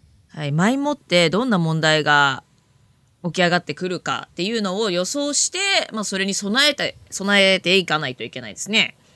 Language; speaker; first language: Japanese; native; Japanese